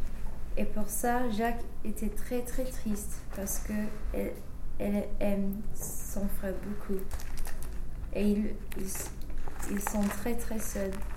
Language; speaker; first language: French; non-native, learner; English